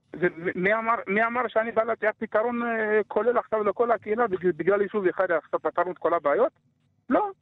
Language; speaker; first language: Hebrew; early bilingual, other home language; Amharic